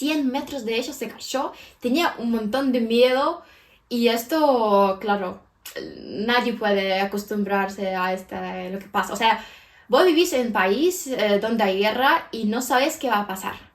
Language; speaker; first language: Spanish; non-native, fluent; Ukrainian